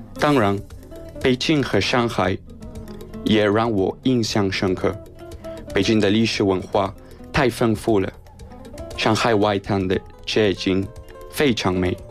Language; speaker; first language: Chinese; non-native, learner; Spanish